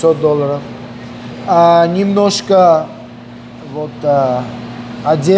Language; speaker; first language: Russian; non-native, local second language; Armenian